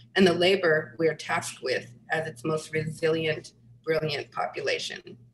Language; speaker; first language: English; native; English